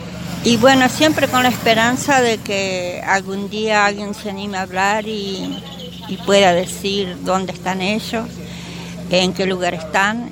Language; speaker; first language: Spanish; native; Spanish